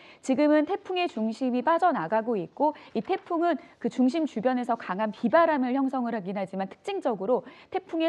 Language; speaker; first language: Korean; native; Korean